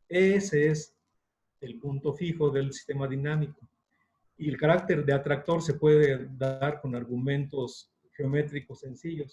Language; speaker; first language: Spanish; native; Spanish